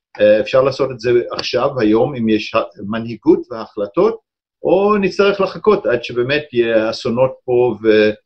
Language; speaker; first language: Hebrew; non-native, fluent; English